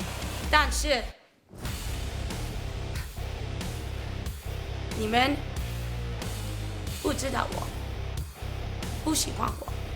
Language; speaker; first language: Chinese; early bilingual, heritage; Chinese